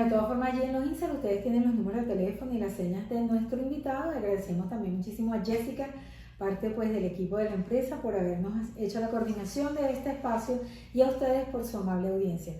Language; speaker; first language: Spanish; native; Spanish